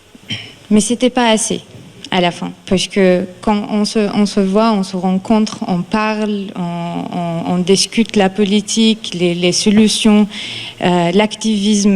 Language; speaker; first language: French; non-native, fluent; Arabic